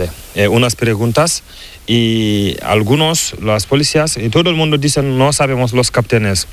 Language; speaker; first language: Spanish; non-native, learner; Fula